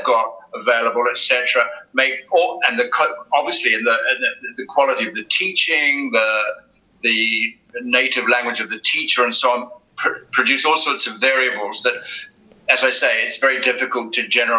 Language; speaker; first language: English; native; English